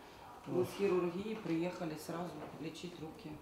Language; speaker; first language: Russian; native; Russian